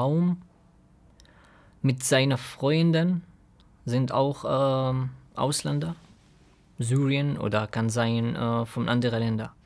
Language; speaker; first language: German; non-native, learner; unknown